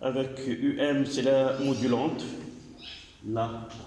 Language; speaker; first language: French; non-native, local second language; Arabic